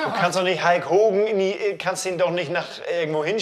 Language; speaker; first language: German; native; German